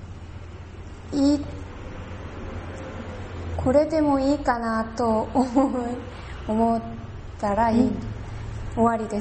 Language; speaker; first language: Japanese; non-native, learner; Korean